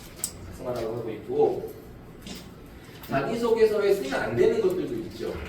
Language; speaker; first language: Korean; native; Korean